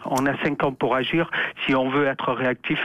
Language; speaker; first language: French; native; French